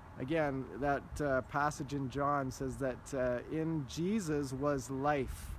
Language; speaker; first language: English; native; English